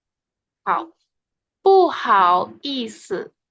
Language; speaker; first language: Chinese; non-native, fluent; Indonesian